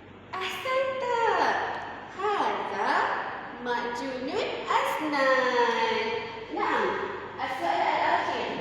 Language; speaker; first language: Arabic; non-native, learner; Malay